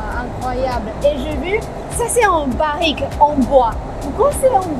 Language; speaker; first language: French; non-native, fluent; Chinese